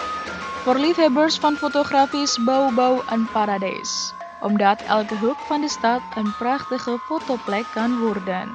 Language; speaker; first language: Dutch; non-native, fluent; Indonesian